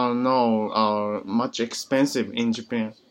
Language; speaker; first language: English; non-native, learner; Japanese